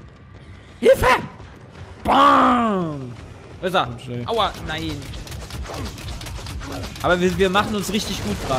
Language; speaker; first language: German; native; German